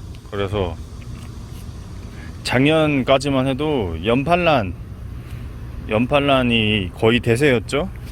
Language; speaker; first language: Korean; native; Korean